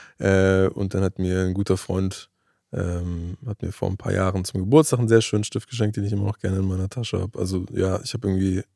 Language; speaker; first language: German; native; German